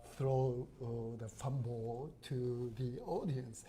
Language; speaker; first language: English; non-native, learner; Japanese